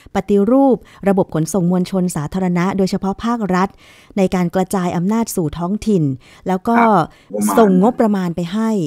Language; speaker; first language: Thai; native; Thai